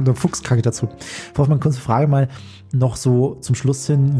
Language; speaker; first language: German; native; German